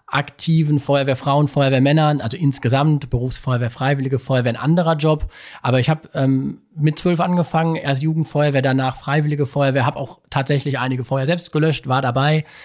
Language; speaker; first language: German; native; German